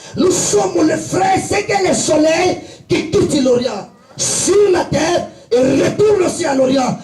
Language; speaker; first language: French; non-native, local second language; Lingala